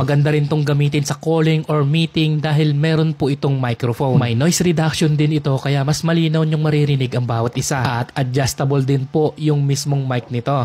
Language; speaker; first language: Filipino; native; Filipino